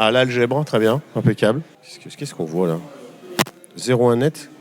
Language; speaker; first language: French; native; French